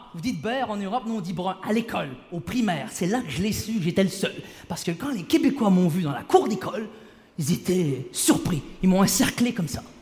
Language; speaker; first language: French; early bilingual, other home language; Arabic